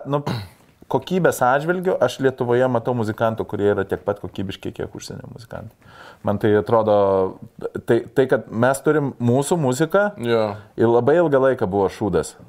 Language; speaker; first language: Lithuanian; native; Lithuanian